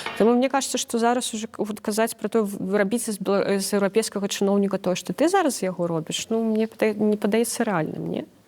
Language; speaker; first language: Belarusian; non-native, local second language; Russian